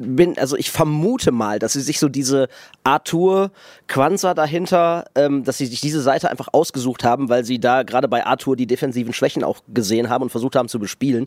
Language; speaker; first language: German; native; German